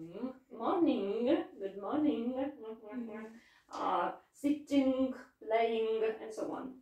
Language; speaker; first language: English; non-native, fluent; Russian